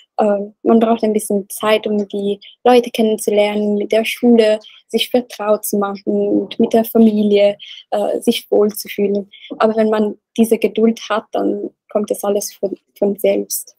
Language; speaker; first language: German; non-native, learner; Italian